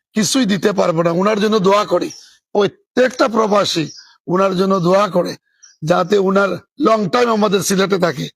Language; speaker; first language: Bangla; native; Bangla